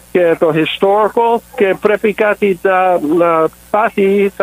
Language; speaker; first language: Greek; early bilingual, heritage; English